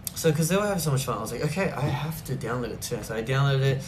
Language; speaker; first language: English; early bilingual, other home language; Korean